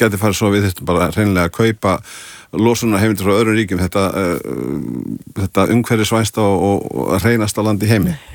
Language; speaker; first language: Icelandic; native; Icelandic